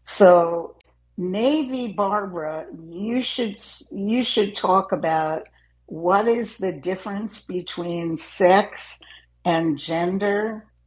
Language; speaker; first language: English; native; English